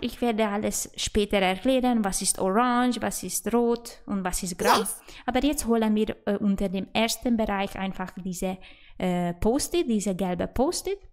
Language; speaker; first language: German; non-native, fluent; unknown